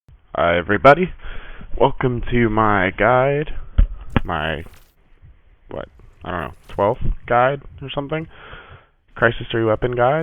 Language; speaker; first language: English; native; English